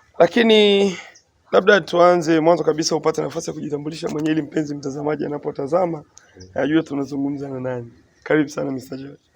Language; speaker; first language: Swahili; native; Swahili